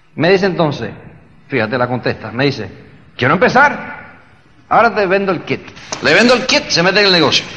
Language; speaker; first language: Spanish; early bilingual, heritage; Spanish